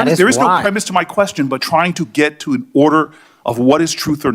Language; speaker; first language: English; native; English